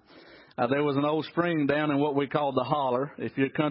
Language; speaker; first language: English; native; English